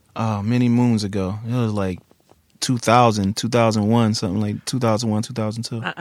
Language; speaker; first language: English; native; English